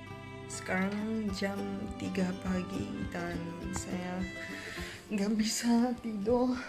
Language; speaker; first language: Indonesian; non-native, fluent; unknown